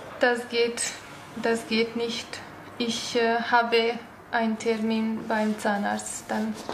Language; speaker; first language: German; non-native, learner; Hungarian